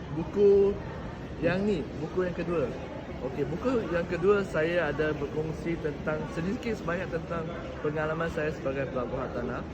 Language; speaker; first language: Malay; non-native, local second language; Chinese